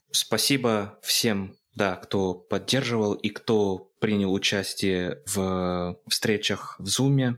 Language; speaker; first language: Russian; non-native, fluent; English